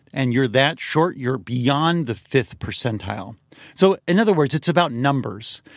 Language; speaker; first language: English; native; English